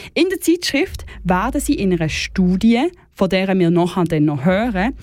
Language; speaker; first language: German; native; German